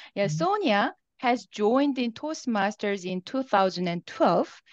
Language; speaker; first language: English; non-native, fluent; Korean